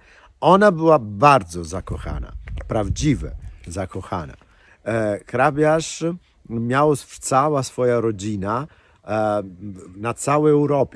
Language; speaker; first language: Polish; non-native, fluent; Italian